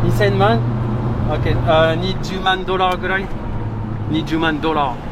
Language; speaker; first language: Japanese; non-native, learner; French